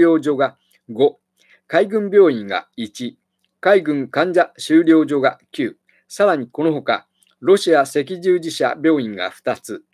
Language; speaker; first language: Japanese; native; Japanese